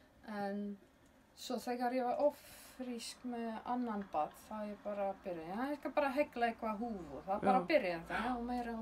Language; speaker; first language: Icelandic; non-native, learner; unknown